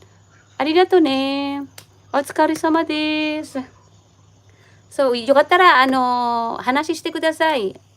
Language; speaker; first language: Japanese; non-native, learner; Filipino